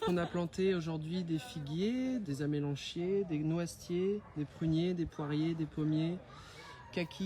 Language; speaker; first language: French; native; French